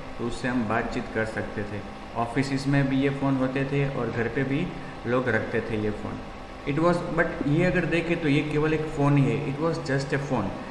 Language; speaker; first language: Hindi; non-native, local second language; Gujarati